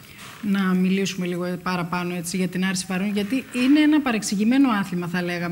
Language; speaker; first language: Greek; native; Greek